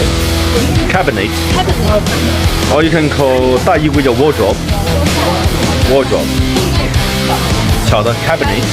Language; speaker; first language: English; non-native, learner; Chinese